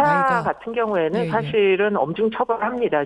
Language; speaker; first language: Korean; native; Korean